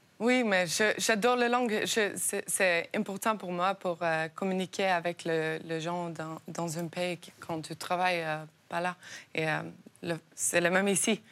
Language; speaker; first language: French; non-native, learner; Norwegian